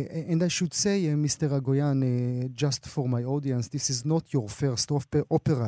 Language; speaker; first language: English; non-native, fluent; Hebrew